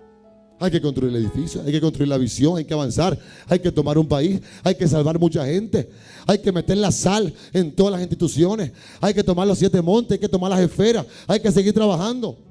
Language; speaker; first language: Spanish; native; Spanish